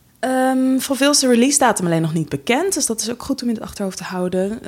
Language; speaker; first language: Dutch; native; Dutch